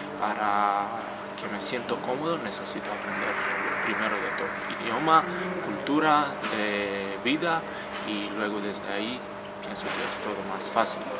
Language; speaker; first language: Spanish; non-native, fluent; Croatian